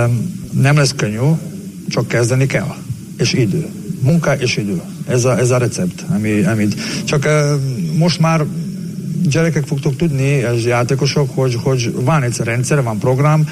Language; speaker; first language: Hungarian; non-native, learner; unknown